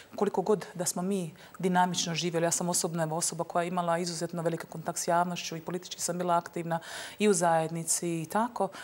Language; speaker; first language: Croatian; native; Croatian